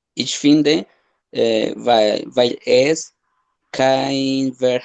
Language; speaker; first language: German; non-native, learner; Spanish